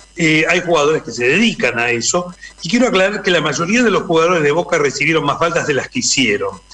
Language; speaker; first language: Spanish; native; Spanish